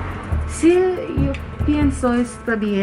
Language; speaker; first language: Spanish; non-native, learner; English